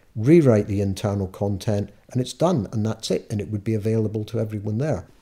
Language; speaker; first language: English; native; English